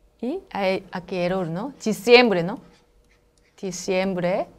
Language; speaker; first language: Spanish; non-native, learner; Korean